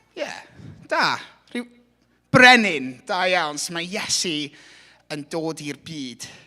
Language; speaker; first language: Welsh; non-native, local second language; English